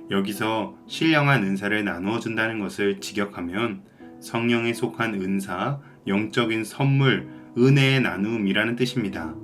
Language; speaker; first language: Korean; native; Korean